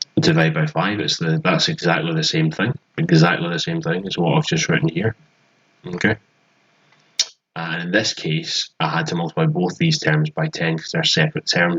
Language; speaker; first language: English; native; English